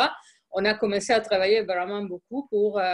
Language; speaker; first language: French; non-native, fluent; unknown